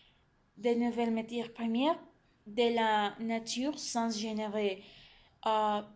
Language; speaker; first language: French; non-native, learner; Spanish